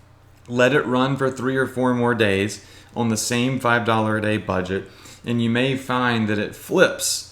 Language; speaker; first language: English; native; English